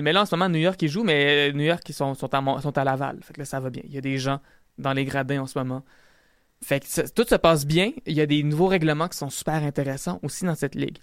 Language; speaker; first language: French; native; French